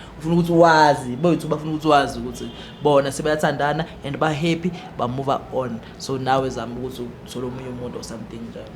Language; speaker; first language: Zulu; native; Zulu